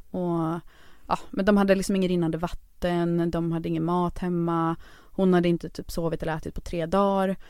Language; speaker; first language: Swedish; native; Swedish